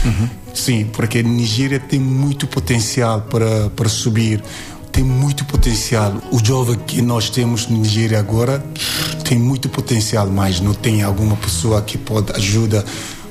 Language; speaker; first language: Portuguese; non-native, learner; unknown